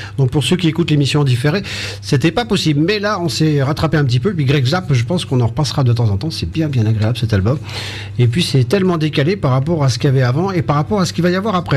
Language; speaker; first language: French; native; French